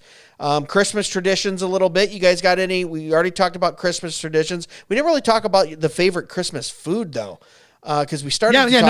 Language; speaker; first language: English; native; English